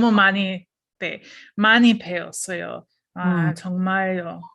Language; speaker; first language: Korean; non-native, learner; English